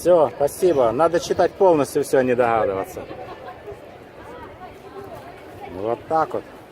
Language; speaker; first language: Russian; native; Russian